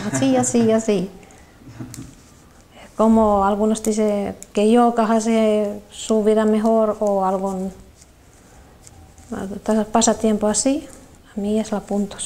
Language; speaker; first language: Spanish; non-native, learner; Finnish